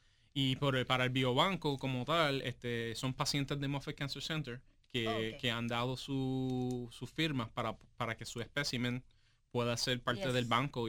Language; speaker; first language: Spanish; native; Spanish